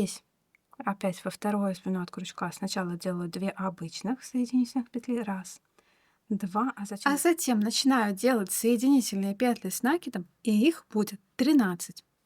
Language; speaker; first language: Russian; native; Russian